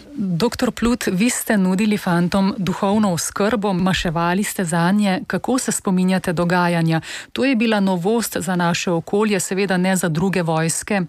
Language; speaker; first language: Slovenian; native; Slovenian